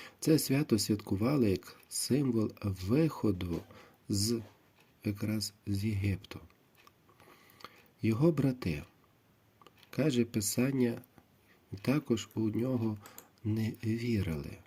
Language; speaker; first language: Ukrainian; native; Ukrainian